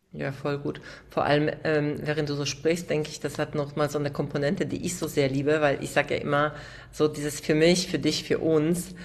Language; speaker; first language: German; native; German